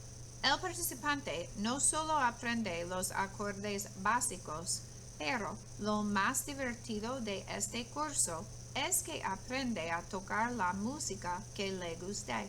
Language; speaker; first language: Spanish; non-native, fluent; English